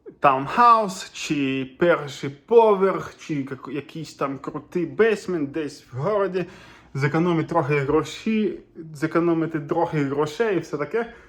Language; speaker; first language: Ukrainian; non-native, local second language; Russian